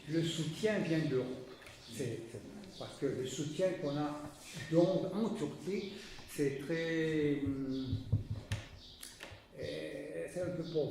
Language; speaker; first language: French; non-native, fluent; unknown